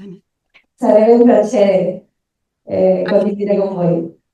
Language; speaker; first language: Italian; non-native, learner; Spanish